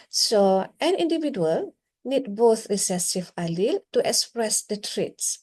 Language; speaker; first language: English; non-native, local second language; Malay